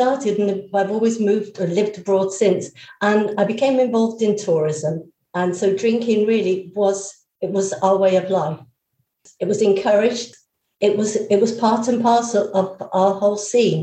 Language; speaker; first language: English; native; English